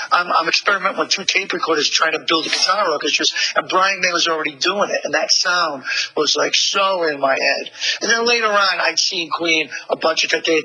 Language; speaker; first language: English; native; English